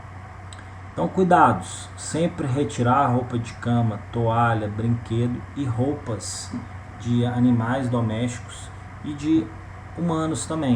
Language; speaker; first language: Portuguese; native; Portuguese